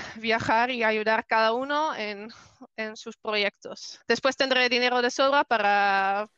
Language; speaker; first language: Spanish; non-native, fluent; Dutch